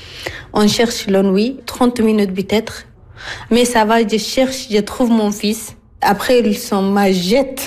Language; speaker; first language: French; non-native, learner; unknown